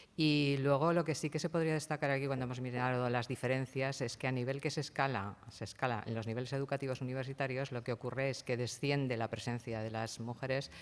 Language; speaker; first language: Spanish; non-native, local second language; Catalan